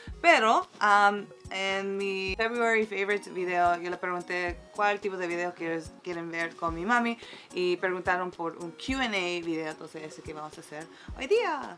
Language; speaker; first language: Spanish; early bilingual, heritage; Spanish